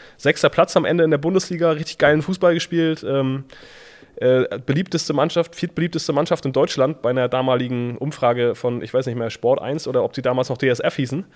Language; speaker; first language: German; native; German